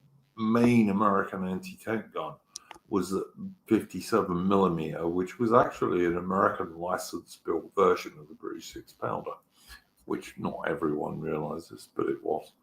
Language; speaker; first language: English; native; English